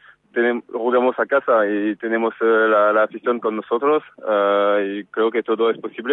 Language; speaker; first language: Spanish; non-native, fluent; French